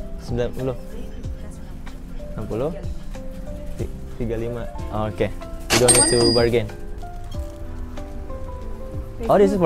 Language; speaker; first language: English; non-native, fluent; Indonesian